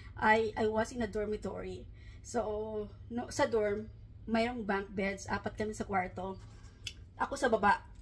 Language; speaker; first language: Filipino; non-native, local second language; Hiligaynon